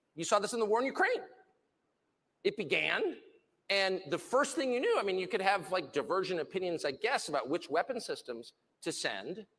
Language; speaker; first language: English; native; English